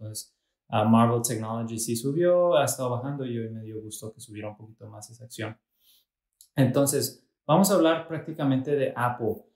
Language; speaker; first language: Spanish; early bilingual, heritage; Spanish